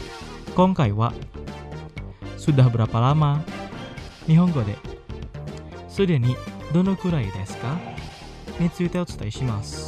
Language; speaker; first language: Japanese; non-native, fluent; Indonesian